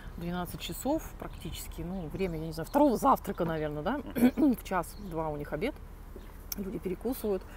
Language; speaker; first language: Russian; native; Russian